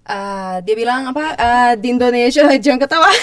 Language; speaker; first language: Indonesian; non-native, fluent; Portuguese